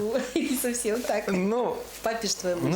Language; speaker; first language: Russian; native; Russian